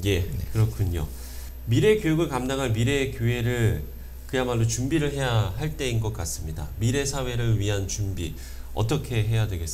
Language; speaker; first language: Korean; native; Korean